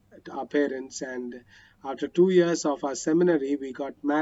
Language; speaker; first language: English; non-native, local second language; Malayalam